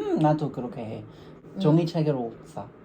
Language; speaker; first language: Korean; non-native, learner; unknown